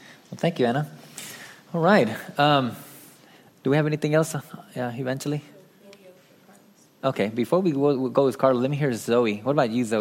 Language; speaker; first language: English; early bilingual, other home language; Spanish